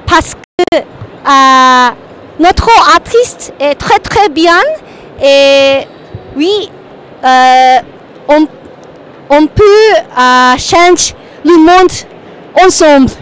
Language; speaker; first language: French; non-native, learner; Japanese